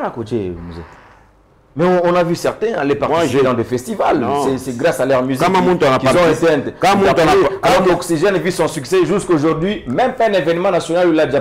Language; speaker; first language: French; non-native, local second language; Swahili